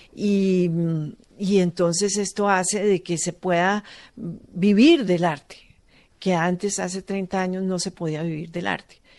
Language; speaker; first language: Spanish; native; Spanish